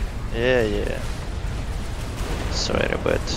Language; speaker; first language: English; non-native, learner; Russian